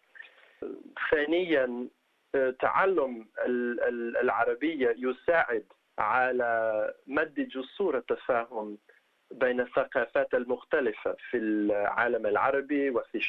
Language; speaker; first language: Arabic; non-native, fluent; English